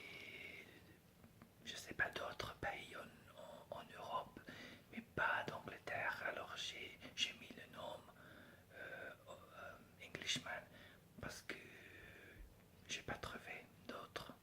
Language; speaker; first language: French; non-native, fluent; English